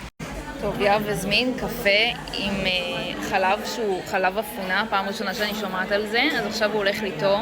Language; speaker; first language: Hebrew; native; Hebrew